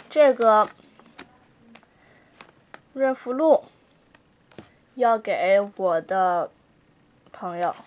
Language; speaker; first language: Chinese; early bilingual, heritage; English